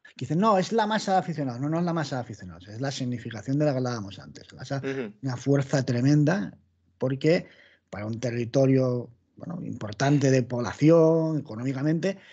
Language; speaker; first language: Spanish; native; Spanish